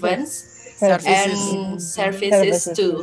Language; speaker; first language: English; non-native, learner; Indonesian